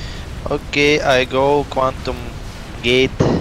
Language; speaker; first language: English; non-native, learner; Russian